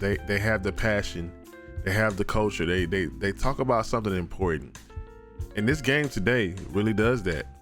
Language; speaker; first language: English; native; English